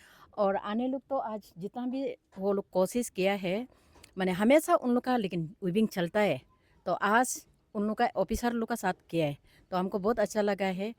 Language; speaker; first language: Hindi; non-native, local second language; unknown